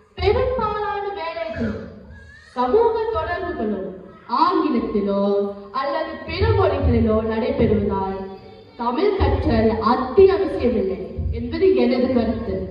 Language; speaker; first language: Tamil; early bilingual, heritage; Tamil